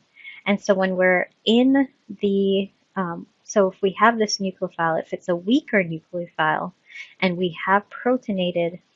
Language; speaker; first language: English; native; English